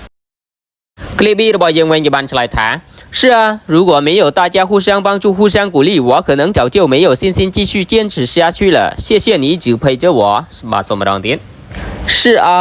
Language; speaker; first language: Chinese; non-native, fluent; Khmer